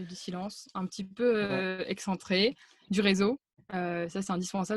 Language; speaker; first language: French; native; French